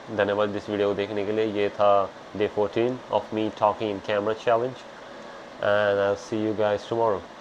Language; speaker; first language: Hindi; native; Hindi